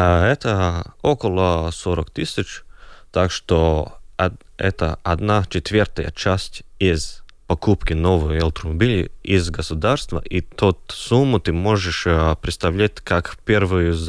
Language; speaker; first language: Russian; non-native, local second language; Latvian